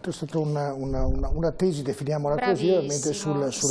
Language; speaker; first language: Italian; native; Italian